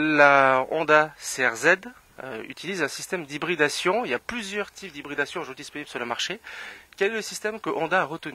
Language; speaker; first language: French; native; French